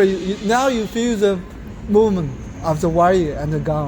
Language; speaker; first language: English; non-native, learner; Chinese